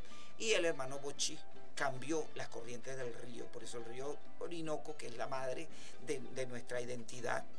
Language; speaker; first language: Spanish; native; Spanish